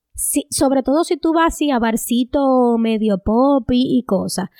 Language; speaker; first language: Spanish; native; Spanish